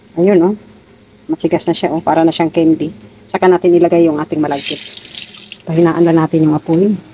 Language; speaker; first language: Filipino; non-native, local second language; Cebuano